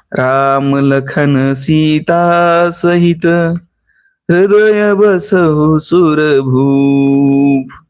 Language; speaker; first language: Hindi; non-native, local second language; Marathi